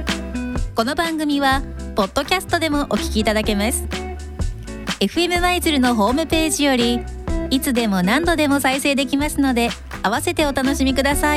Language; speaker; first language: Japanese; native; Japanese